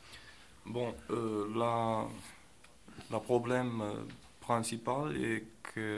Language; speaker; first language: French; non-native, learner; Romanian